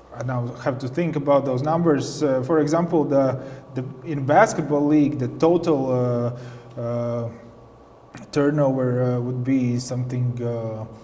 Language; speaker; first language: English; non-native, fluent; Latvian